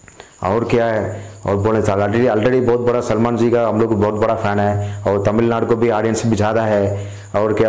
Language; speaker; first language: Hindi; non-native, local second language; Tamil